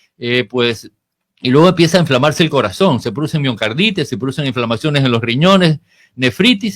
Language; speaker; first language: Spanish; native; Spanish